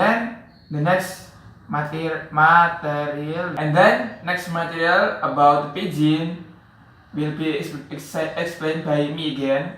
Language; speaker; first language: English; non-native, learner; Javanese